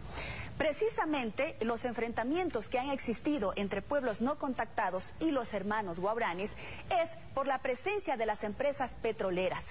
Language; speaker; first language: Spanish; native; Spanish